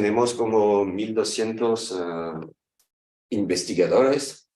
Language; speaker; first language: Spanish; non-native, fluent; French